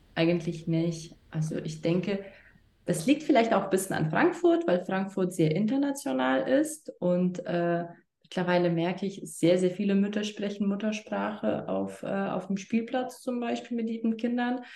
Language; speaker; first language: German; non-native, fluent; Lithuanian